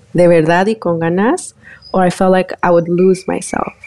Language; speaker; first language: English; early bilingual, other home language; Spanish